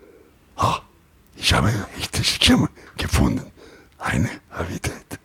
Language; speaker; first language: German; non-native, learner; Italian